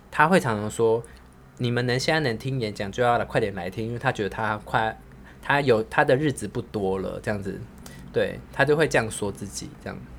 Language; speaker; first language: Chinese; native; Chinese